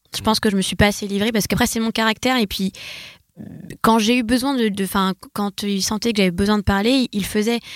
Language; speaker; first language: French; native; French